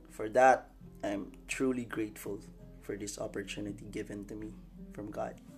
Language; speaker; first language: English; non-native, local second language; Filipino